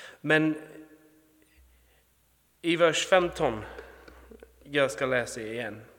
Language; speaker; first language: Swedish; non-native, fluent; English